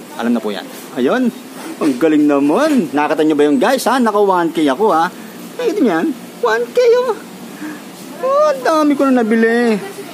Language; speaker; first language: Filipino; native; Filipino